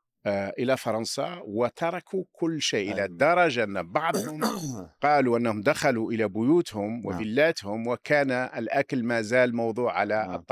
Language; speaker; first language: Arabic; native; Arabic